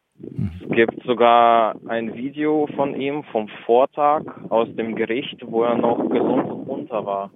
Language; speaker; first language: German; early bilingual, other home language; Russian